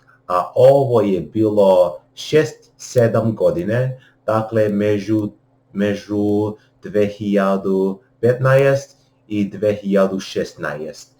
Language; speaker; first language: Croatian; non-native, learner; English